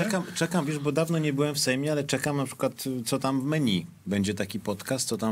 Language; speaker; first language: Polish; native; Polish